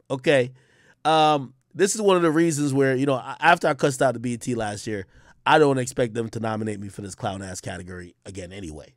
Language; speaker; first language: English; native; English